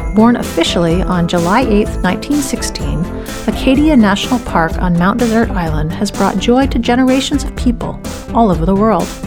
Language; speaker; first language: English; native; English